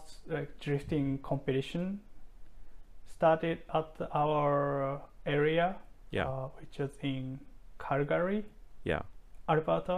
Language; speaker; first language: English; non-native, fluent; Japanese